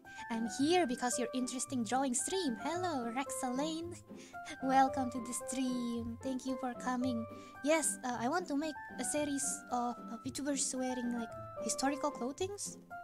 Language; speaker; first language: English; non-native, fluent; Indonesian